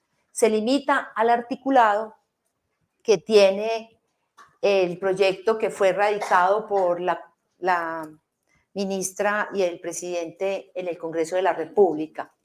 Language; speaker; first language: Spanish; native; Spanish